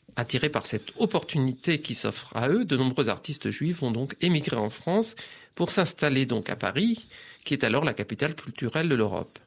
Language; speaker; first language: French; native; French